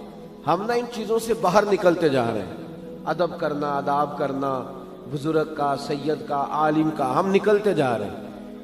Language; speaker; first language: Urdu; native; Urdu